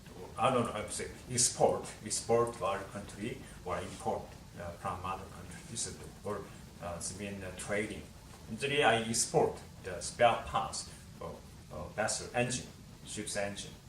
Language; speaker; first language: English; non-native, learner; Korean